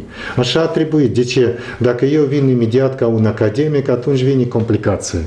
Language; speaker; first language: Romanian; non-native, local second language; Russian